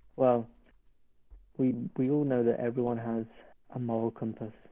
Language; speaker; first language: English; native; English